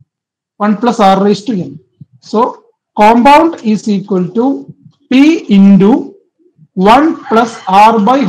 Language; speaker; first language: Malayalam; native; Malayalam